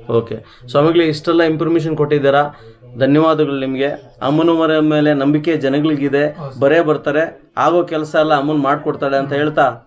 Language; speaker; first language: Kannada; native; Kannada